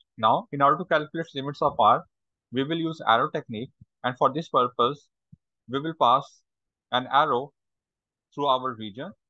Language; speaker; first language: English; non-native, local second language; Urdu